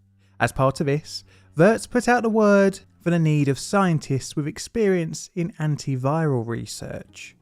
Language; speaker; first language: English; native; English